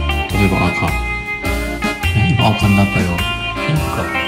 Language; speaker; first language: Japanese; non-native, learner; Chinese